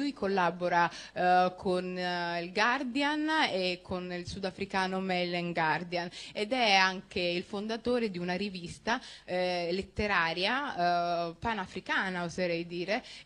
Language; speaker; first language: Italian; early bilingual, other home language; Somali